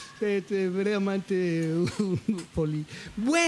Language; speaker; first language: French; non-native, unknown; Spanish